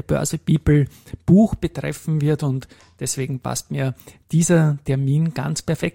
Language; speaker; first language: German; native; German